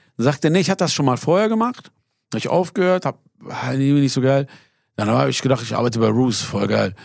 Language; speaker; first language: German; early bilingual, other home language; Persian